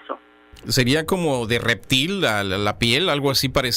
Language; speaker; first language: Spanish; native; Spanish